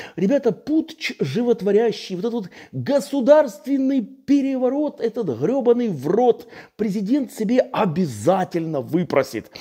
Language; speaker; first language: Russian; native; Russian